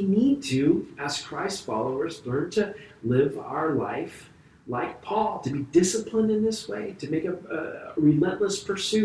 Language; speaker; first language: English; native; English